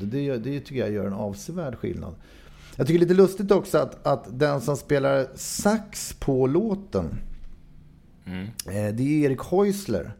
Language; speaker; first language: Swedish; native; Swedish